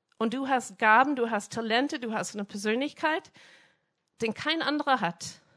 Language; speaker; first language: German; non-native, fluent; English